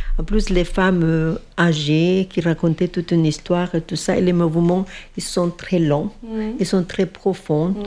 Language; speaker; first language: French; non-native, fluent; Spanish